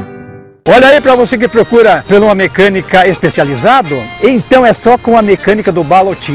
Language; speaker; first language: Portuguese; native; Portuguese